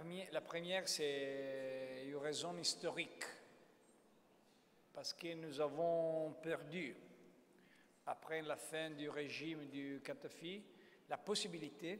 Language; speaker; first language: French; non-native, fluent; Italian